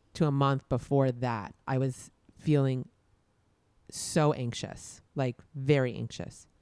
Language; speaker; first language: English; native; English